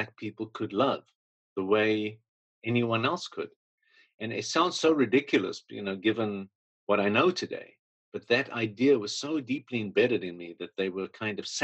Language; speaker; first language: English; native; English